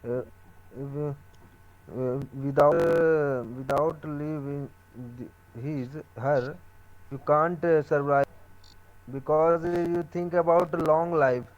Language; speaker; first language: English; non-native, learner; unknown